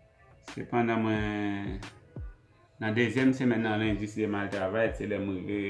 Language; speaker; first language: French; non-native, local second language; Haitian Creole